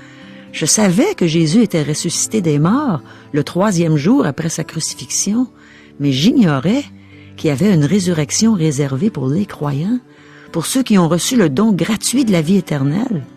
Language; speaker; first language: French; native; French